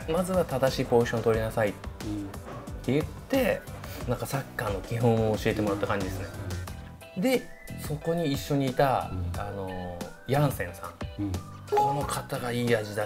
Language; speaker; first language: Japanese; native; Japanese